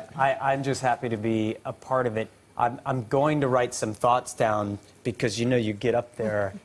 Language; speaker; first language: English; native; English